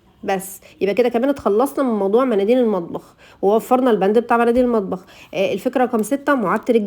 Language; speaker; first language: Arabic; native; Arabic